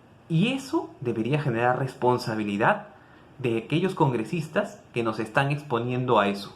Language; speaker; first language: Spanish; native; Spanish